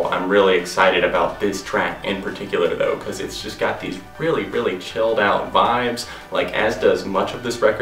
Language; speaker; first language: English; native; English